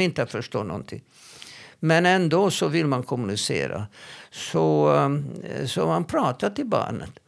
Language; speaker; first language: Swedish; non-native, fluent; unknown